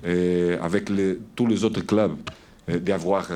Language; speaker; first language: French; non-native, learner; Portuguese